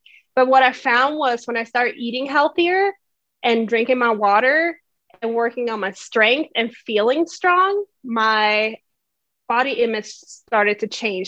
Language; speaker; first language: English; non-native, fluent; Swedish